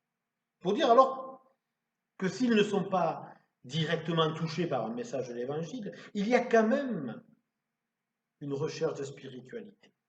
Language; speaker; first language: French; native; French